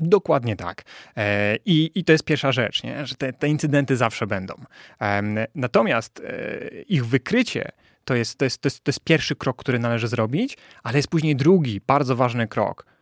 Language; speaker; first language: Polish; native; Polish